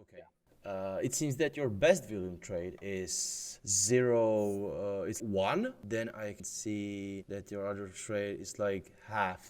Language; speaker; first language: English; non-native, fluent; Czech